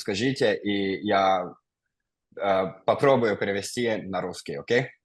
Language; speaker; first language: Russian; non-native, fluent; Finnish